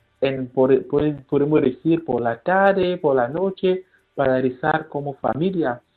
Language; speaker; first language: Spanish; non-native, fluent; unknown